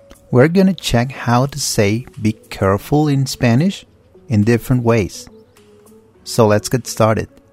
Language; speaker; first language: English; non-native, fluent; Spanish